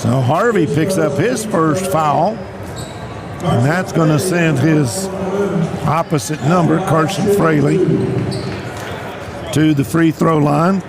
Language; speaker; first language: English; native; English